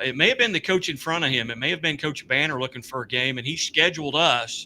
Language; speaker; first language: English; native; English